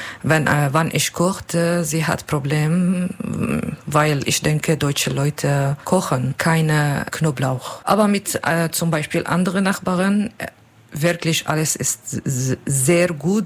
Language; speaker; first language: German; non-native, learner; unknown